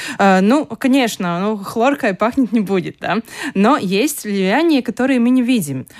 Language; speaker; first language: Russian; non-native, local second language; Latvian